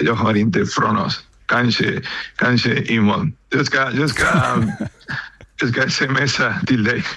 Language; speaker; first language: Swedish; non-native, learner; Spanish